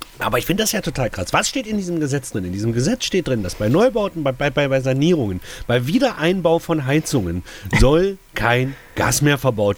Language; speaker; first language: German; native; German